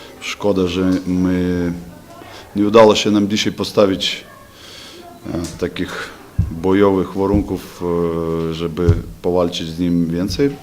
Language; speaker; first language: Polish; non-native, fluent; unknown